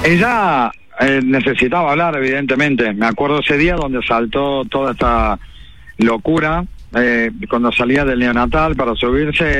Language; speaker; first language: Spanish; native; Spanish